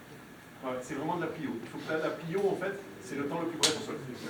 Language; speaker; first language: French; native; French